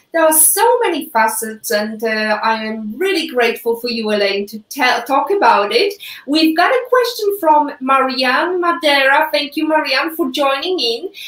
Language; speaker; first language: English; non-native, fluent; Polish